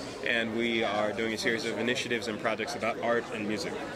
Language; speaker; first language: English; native; English